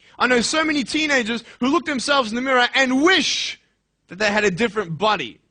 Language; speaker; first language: English; native; English